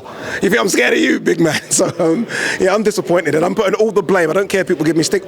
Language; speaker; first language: English; native; English